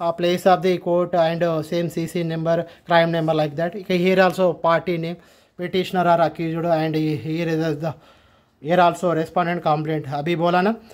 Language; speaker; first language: Hindi; non-native, local second language; Telugu